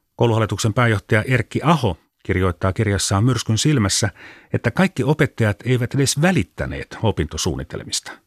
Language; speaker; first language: Finnish; native; Finnish